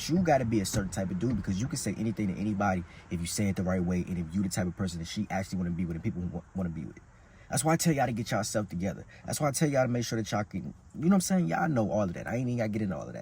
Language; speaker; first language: English; native; English